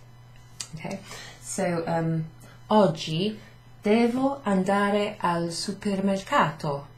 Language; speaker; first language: Italian; non-native, fluent; English